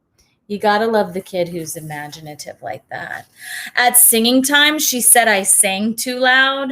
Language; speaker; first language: English; native; English